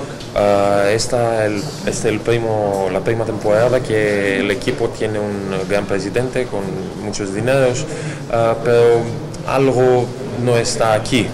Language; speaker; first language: Spanish; non-native, learner; Greek